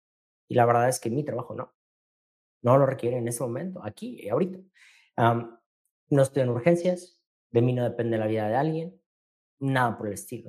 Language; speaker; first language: Spanish; native; Spanish